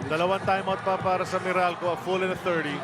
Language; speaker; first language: Filipino; native; Filipino